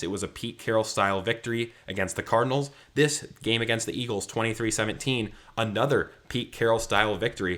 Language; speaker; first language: English; native; English